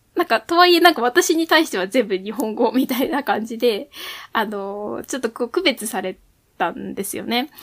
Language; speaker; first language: Japanese; native; Japanese